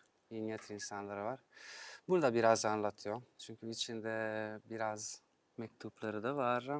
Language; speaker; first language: Turkish; non-native, fluent; Italian